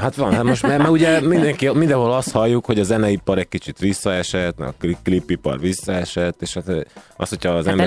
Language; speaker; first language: Hungarian; native; Hungarian